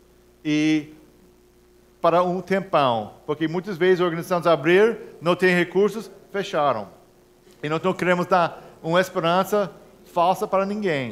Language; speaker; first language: Portuguese; non-native, fluent; English